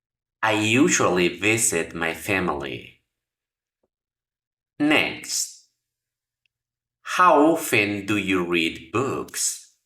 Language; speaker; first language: English; non-native, fluent; Spanish